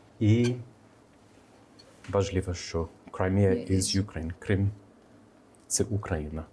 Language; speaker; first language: Ukrainian; non-native, fluent; English